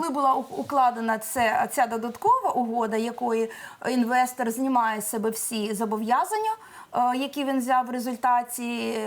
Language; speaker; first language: Ukrainian; native; Ukrainian